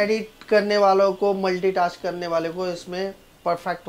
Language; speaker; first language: Hindi; native; Hindi